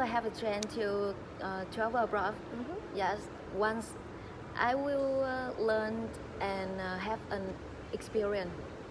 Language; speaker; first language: English; non-native, learner; Vietnamese